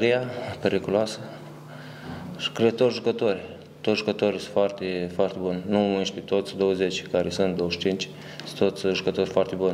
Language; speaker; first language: Romanian; early bilingual, heritage; Romanian